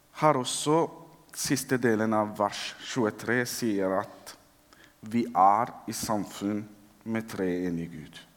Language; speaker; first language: Norwegian; non-native, fluent; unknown